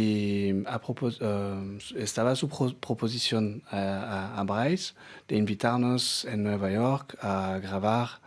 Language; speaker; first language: Spanish; non-native, learner; French